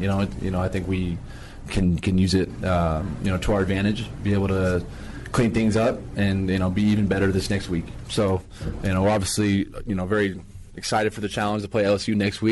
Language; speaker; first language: English; native; English